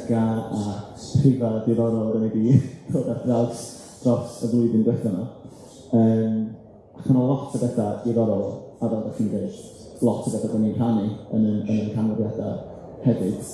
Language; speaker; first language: Welsh; native; Welsh